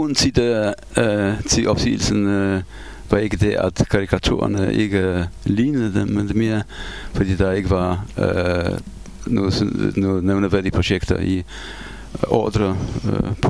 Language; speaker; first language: Danish; non-native, fluent; Polish